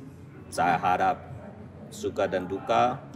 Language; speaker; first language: Indonesian; non-native, fluent; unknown